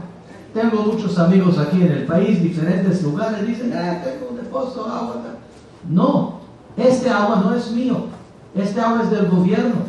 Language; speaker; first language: Spanish; non-native, fluent; Hebrew